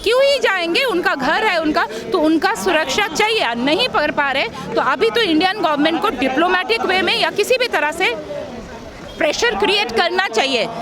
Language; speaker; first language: Hindi; non-native, local second language; Bangla